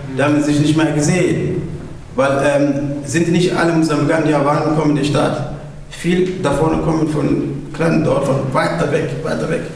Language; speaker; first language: German; non-native, fluent; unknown